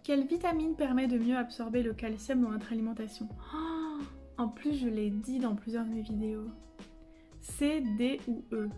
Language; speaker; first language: French; native; French